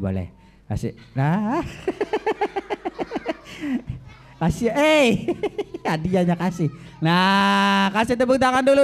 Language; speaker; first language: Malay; non-native, local second language; Javanese